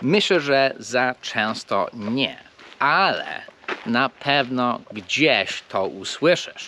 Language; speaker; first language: Polish; non-native, fluent; English